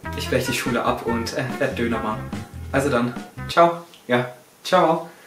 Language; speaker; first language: German; early bilingual, other home language; Turkish